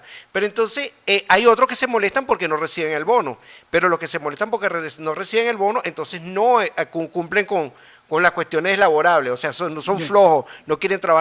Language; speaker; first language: Spanish; native; Spanish